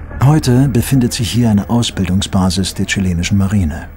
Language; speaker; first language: German; native; German